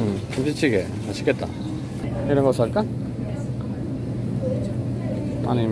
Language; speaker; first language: Korean; non-native, learner; Spanish